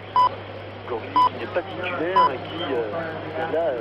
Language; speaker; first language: French; native; French